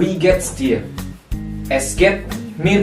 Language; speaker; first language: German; non-native, learner; Indonesian